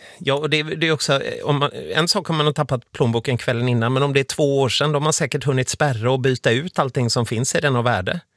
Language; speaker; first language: Swedish; native; Swedish